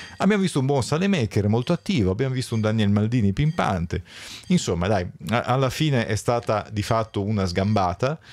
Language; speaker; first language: Italian; native; Italian